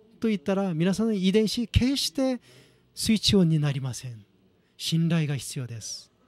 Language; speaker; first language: Japanese; non-native, fluent; Korean